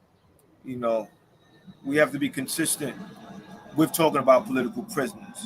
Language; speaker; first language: English; native; English